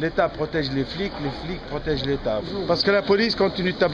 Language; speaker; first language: French; non-native, local second language; Arabic